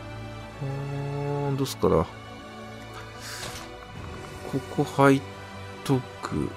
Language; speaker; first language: Japanese; native; Japanese